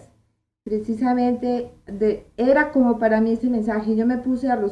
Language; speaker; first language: Spanish; native; Spanish